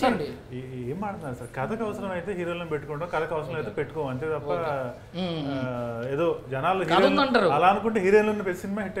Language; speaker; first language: Telugu; native; Telugu